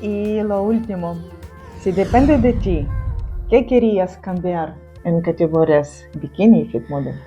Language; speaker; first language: Spanish; non-native, learner; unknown